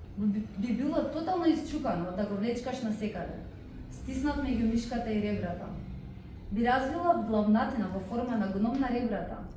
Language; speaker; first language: Macedonian; early bilingual, heritage; Macedonian